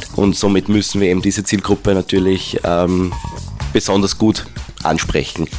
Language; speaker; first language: German; native; German